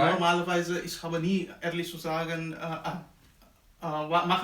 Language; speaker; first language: German; non-native, learner; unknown